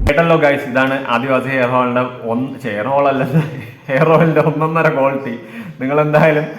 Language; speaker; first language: Malayalam; native; Malayalam